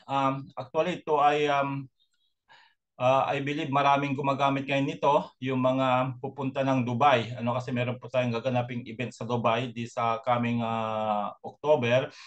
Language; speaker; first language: Filipino; native; Filipino